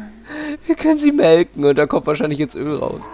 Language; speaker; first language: German; native; German